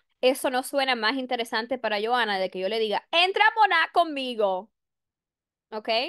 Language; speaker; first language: Spanish; early bilingual, heritage; Spanish